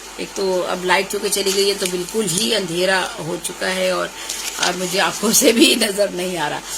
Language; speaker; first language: Urdu; native; Urdu